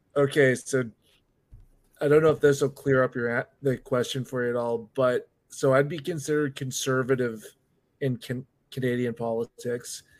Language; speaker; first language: English; native; English